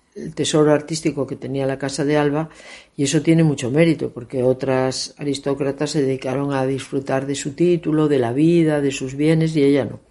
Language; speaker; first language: Spanish; native; Spanish